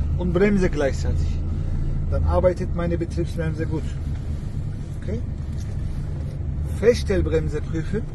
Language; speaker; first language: German; non-native, fluent; Turkish